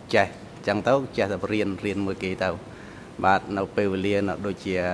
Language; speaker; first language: Khmer; non-native, local second language; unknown